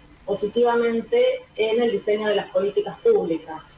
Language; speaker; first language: Spanish; native; Spanish